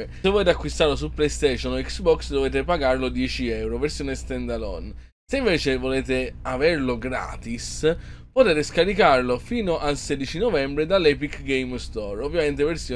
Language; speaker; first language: Italian; native; Italian